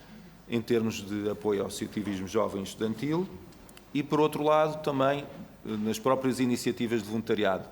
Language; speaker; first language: Portuguese; native; Portuguese